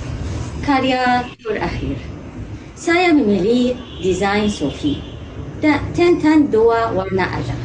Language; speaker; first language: Indonesian; non-native, learner; Arabic